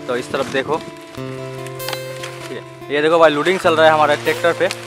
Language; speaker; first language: Hindi; non-native, local second language; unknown